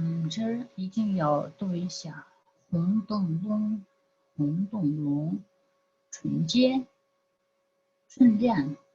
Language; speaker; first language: Chinese; non-native, fluent; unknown